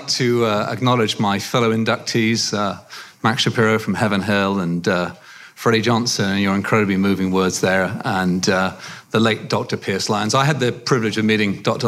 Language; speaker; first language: English; native; English